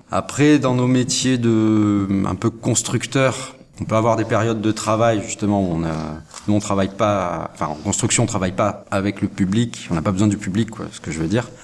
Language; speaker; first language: French; native; French